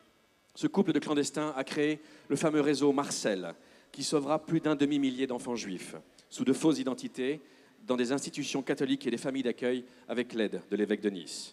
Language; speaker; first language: French; native; French